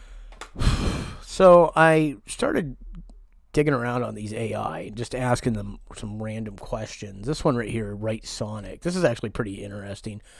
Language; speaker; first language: English; native; English